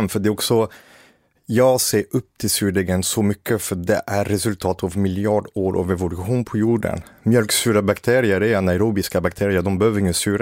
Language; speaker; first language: Swedish; native; Swedish